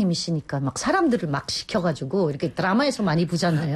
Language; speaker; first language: Korean; native; Korean